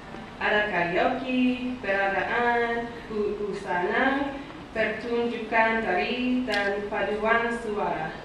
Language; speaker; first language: Indonesian; non-native, learner; English